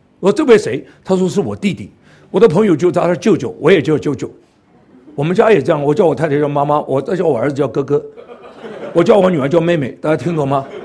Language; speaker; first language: Chinese; non-native, local second language; Cantonese